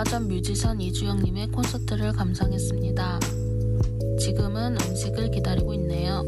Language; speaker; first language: Korean; native; Korean